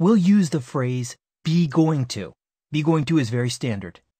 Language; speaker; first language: English; native; English